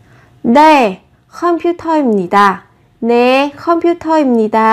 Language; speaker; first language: Korean; non-native, fluent; Vietnamese